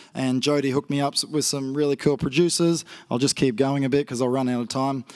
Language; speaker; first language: English; native; English